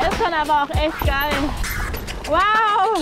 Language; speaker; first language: German; native; German